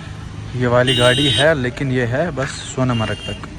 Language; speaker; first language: Hindi; non-native, local second language; Kashmiri